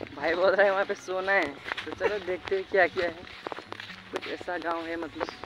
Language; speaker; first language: Hindi; non-native, local second language; Nepali